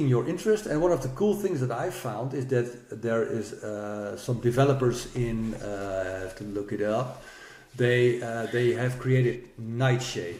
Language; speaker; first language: English; non-native, fluent; Dutch